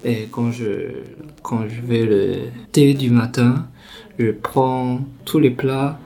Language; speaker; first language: French; non-native, learner; Chinese